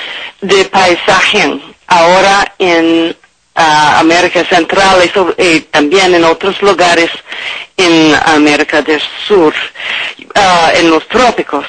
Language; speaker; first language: Spanish; non-native, learner; English